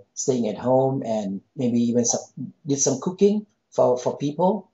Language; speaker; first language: English; non-native, fluent; Thai